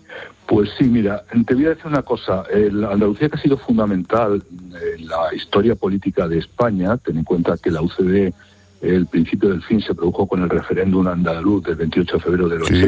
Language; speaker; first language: Spanish; native; Spanish